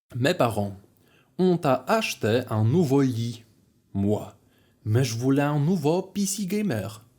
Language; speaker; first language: French; non-native, fluent; Polish